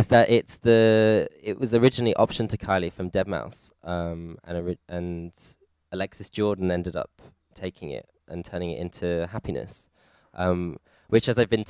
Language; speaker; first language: English; native; English